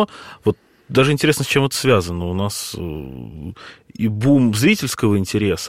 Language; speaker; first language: Russian; native; Russian